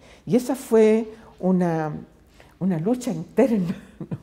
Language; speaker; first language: Spanish; native; Spanish